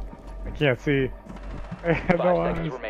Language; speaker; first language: English; native; English